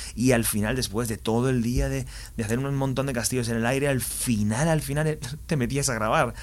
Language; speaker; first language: Spanish; native; Spanish